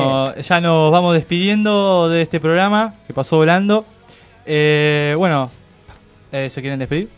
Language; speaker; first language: Spanish; native; Spanish